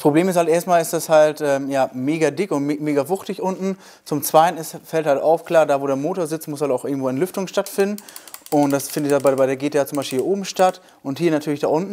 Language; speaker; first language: German; native; German